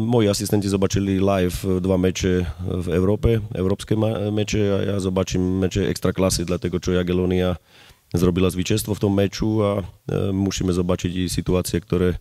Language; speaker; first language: Polish; non-native, learner; Slovak